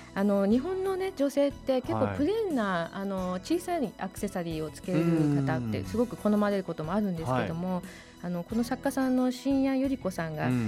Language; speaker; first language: Japanese; native; Japanese